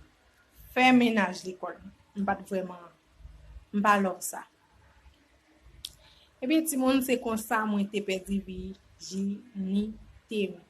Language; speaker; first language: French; non-native, learner; Haitian Creole